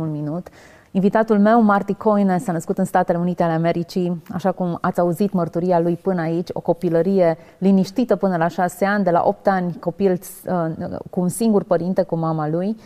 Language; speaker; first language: Romanian; native; Romanian